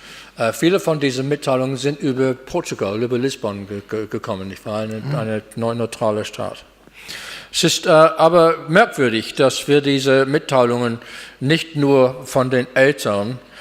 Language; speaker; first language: German; non-native, fluent; English